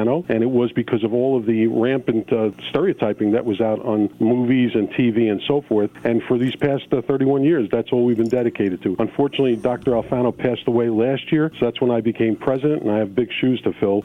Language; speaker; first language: English; early bilingual, other home language; Sicilian